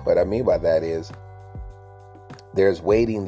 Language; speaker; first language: English; native; English